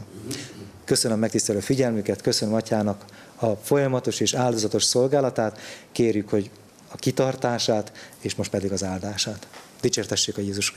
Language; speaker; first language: Hungarian; native; Hungarian